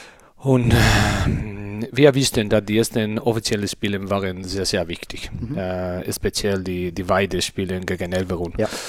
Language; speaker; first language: German; non-native, learner; Spanish